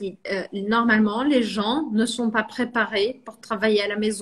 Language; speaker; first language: French; non-native, fluent; Portuguese